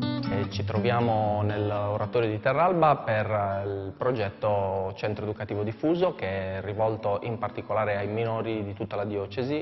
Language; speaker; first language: Italian; native; Italian